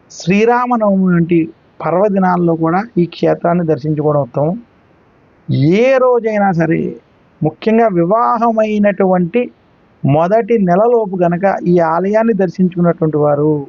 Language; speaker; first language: Telugu; native; Telugu